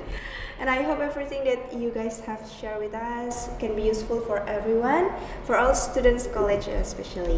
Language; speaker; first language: English; non-native, learner; Indonesian